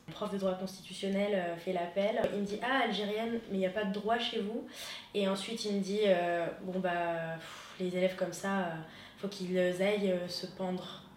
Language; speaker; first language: French; non-native, local second language; Arabic